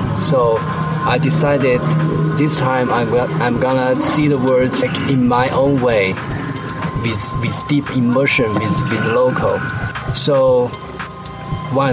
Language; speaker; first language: English; non-native, fluent; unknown